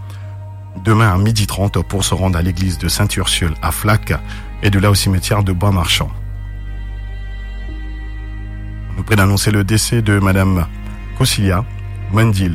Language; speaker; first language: French; non-native, local second language; Morisyen